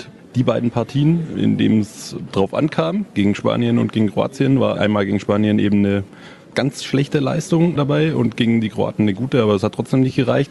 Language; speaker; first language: German; native; German